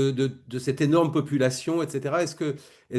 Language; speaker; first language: French; native; French